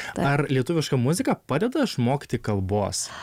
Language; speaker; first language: Lithuanian; native; Lithuanian